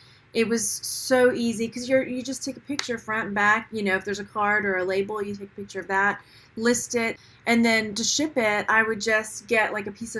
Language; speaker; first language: English; native; English